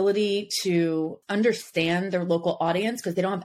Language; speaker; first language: English; native; English